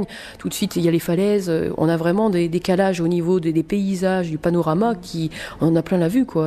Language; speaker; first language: French; native; French